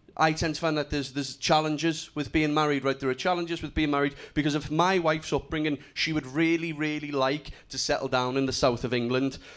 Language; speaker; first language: English; native; English